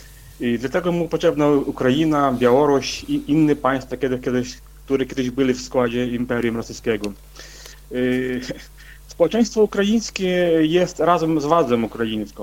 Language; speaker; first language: Polish; non-native, fluent; Ukrainian